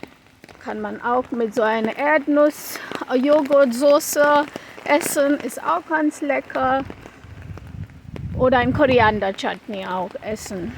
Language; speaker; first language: German; non-native, fluent; Konkani